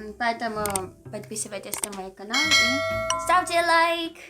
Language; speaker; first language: Russian; non-native, learner; Filipino